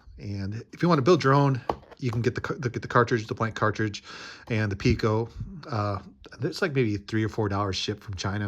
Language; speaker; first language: English; native; English